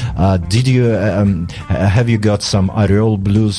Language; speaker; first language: English; non-native, fluent; Russian